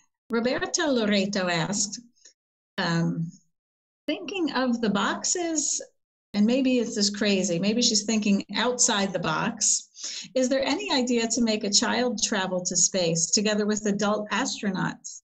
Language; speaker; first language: English; native; English